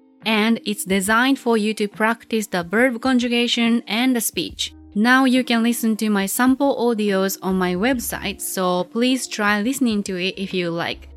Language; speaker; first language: English; non-native, fluent; Japanese